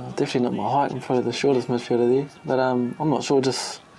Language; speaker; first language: English; native; English